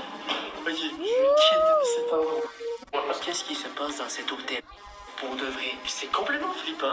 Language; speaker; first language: French; native; French